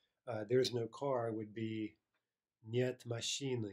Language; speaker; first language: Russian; non-native, fluent; English